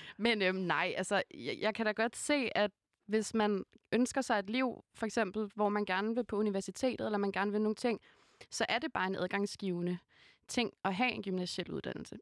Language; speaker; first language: Danish; native; Danish